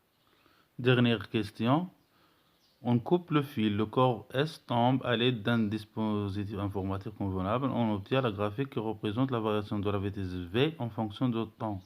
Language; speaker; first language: French; non-native, local second language; Arabic